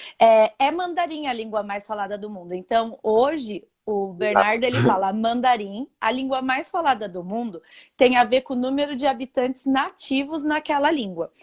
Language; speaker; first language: Portuguese; native; Portuguese